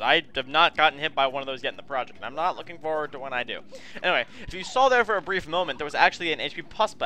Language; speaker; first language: English; native; English